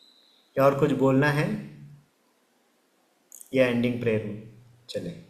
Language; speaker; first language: Hindi; native; Hindi